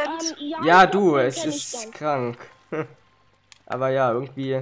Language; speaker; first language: German; native; German